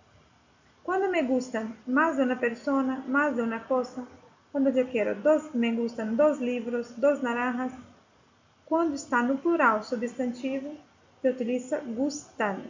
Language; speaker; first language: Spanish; non-native, fluent; Portuguese